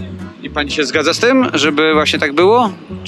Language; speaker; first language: Polish; native; Polish